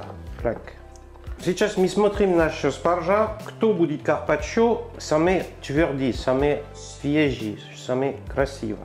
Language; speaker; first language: Russian; non-native, learner; French